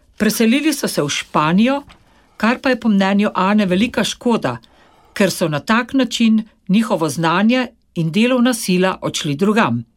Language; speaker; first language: Slovenian; native; Slovenian